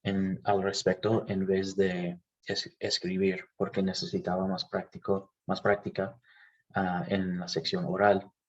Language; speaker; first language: Spanish; non-native, fluent; English